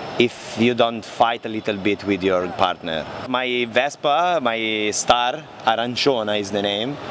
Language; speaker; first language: English; non-native, learner; Italian